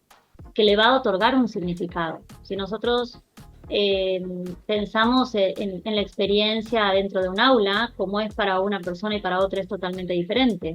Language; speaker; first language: Spanish; native; Spanish